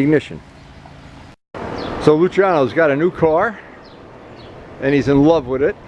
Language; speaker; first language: English; native; English